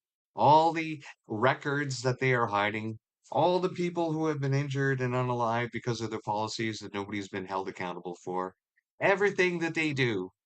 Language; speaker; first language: English; native; English